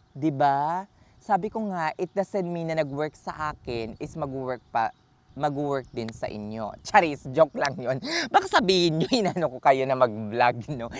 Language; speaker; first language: Filipino; native; Filipino